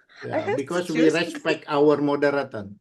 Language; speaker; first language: English; non-native, learner; Indonesian